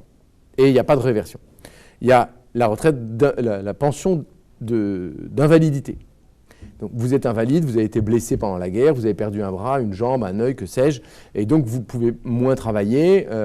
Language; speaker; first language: French; native; French